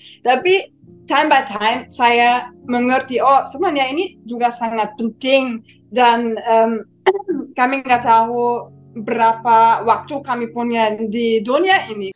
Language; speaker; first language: Indonesian; non-native, fluent; German